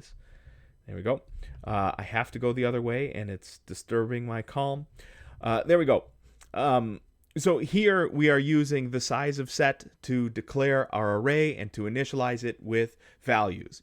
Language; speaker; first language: English; native; English